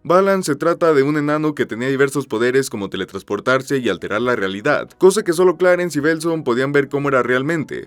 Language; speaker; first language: Spanish; native; Spanish